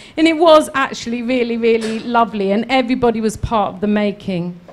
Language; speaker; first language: English; native; English